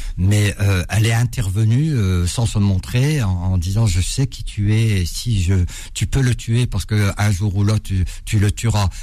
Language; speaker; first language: French; early bilingual, other home language; Arabic